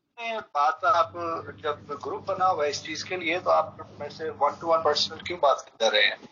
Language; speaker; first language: Urdu; early bilingual, heritage; Urdu